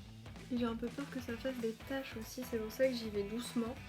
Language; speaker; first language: French; native; French